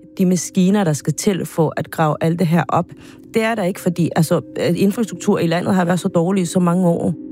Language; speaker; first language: Danish; non-native, fluent; Spanish